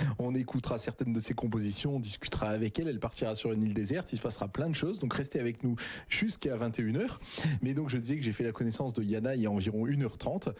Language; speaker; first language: French; native; French